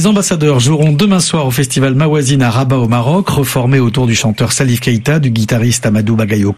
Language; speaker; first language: French; native; French